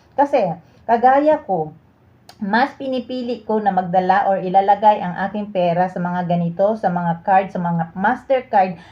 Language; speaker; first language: Filipino; native; Filipino